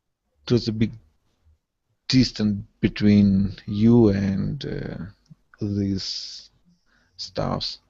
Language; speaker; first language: English; non-native, learner; Russian